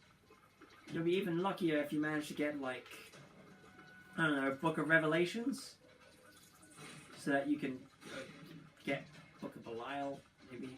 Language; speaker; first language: English; native; English